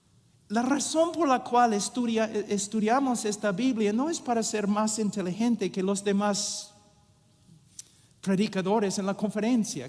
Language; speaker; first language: Spanish; non-native, fluent; English